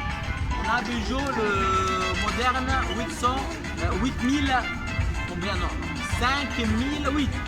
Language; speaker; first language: French; non-native, learner; Arabic